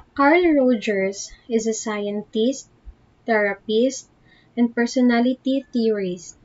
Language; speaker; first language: English; non-native, local second language; Filipino